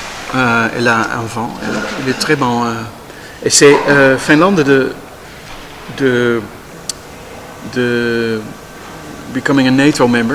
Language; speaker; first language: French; non-native, learner; Dutch